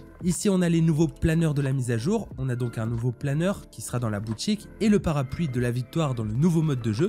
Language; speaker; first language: French; native; French